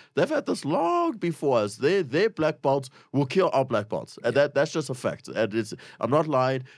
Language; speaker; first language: English; native; English